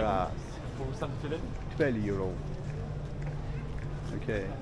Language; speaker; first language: English; non-native, learner; Persian